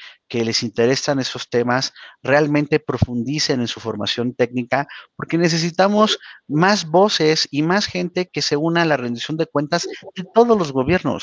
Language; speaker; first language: Spanish; native; Spanish